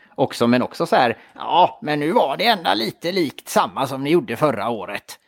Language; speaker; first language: Swedish; native; Swedish